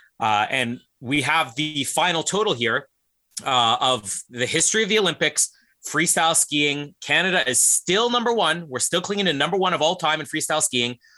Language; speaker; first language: English; native; English